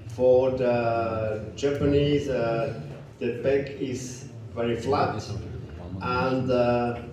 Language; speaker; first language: English; non-native, fluent; German